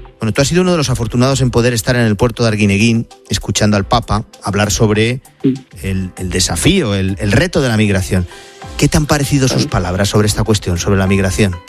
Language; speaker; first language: Spanish; native; Spanish